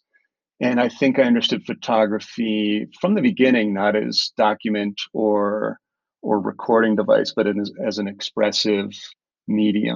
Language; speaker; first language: English; native; English